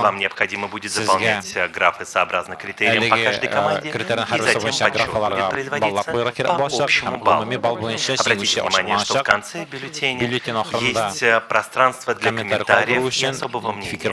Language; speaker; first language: Russian; native; Russian